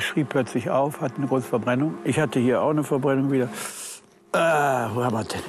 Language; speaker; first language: German; native; German